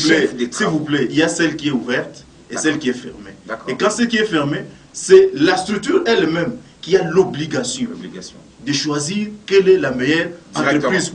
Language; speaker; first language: French; non-native, local second language; Lingala